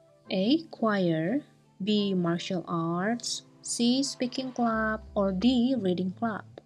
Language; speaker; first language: English; non-native, fluent; Indonesian